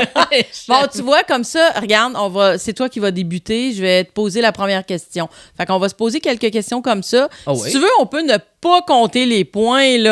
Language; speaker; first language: French; native; French